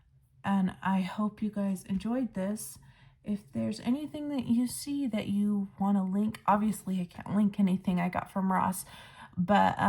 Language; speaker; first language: English; native; English